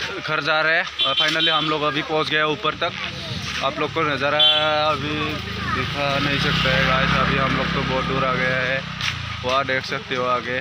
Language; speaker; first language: Hindi; non-native, local second language; Assamese